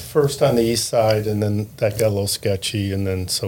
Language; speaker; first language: English; native; English